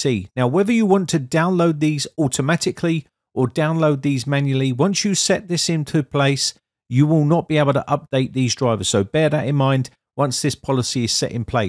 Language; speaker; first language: English; native; English